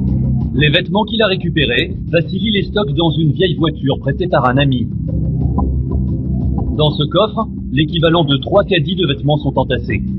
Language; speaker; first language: French; native; French